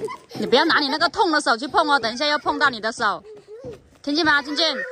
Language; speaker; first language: Chinese; native; Chinese